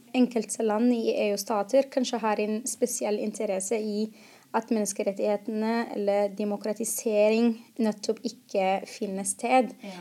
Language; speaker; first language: Norwegian; non-native, fluent; Arabic